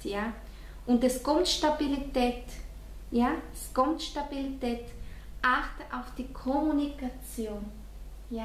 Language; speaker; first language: German; non-native, fluent; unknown